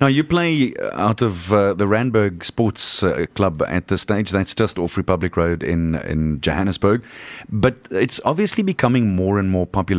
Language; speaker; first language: English; non-native, local second language; Afrikaans